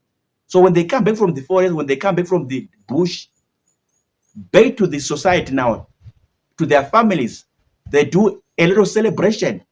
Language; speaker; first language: English; non-native, local second language; Shona